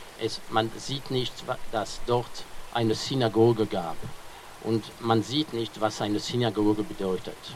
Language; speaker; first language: German; non-native, fluent; French